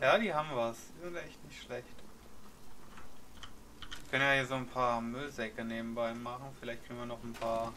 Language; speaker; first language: German; native; German